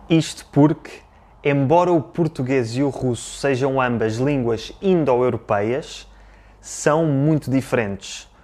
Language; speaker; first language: Portuguese; native; Portuguese